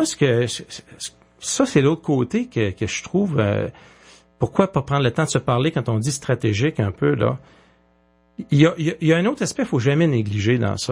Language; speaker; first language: French; native; French